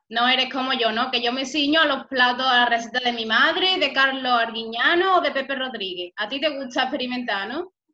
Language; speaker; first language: Spanish; early bilingual, other home language; Arabic